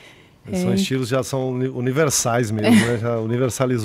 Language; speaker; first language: Portuguese; native; Portuguese